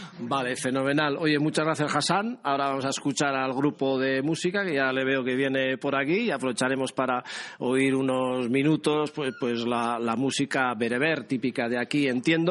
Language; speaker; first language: Spanish; native; Spanish